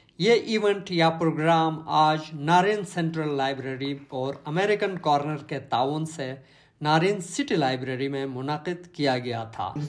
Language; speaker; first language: Urdu; non-native, local second language; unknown